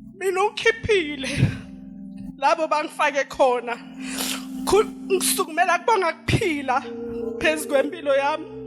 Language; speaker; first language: Zulu; non-native, local second language; Swati